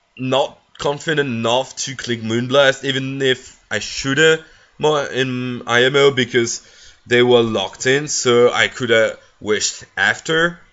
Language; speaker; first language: English; non-native, fluent; French